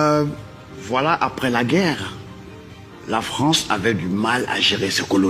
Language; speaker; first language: French; non-native, local second language; Dyula